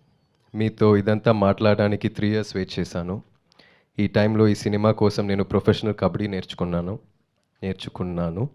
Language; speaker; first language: Telugu; non-native, learner; Tamil